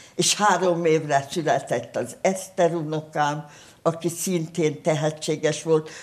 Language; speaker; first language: Hungarian; native; Hungarian